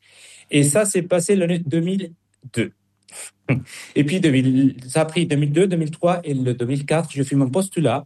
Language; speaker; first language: French; non-native, fluent; Spanish